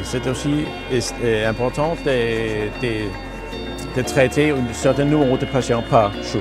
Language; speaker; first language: French; non-native, learner; Danish